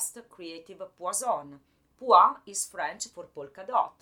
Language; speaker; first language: English; non-native, fluent; Italian